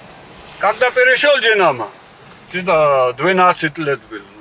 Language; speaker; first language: Russian; non-native, learner; Georgian